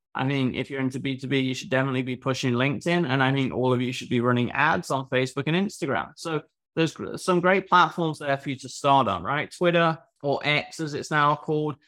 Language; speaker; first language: English; native; English